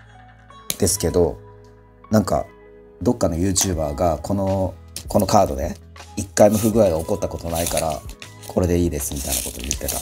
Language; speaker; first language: Japanese; native; Japanese